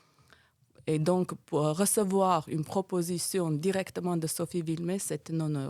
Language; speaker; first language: French; non-native, fluent; Armenian